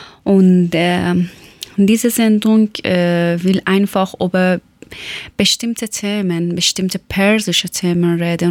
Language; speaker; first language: German; non-native, learner; Persian